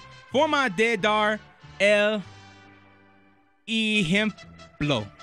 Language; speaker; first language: Spanish; non-native, learner; English